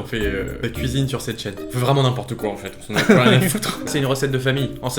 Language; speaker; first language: French; native; French